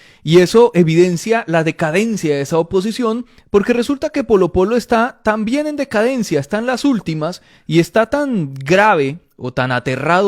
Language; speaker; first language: Spanish; native; Spanish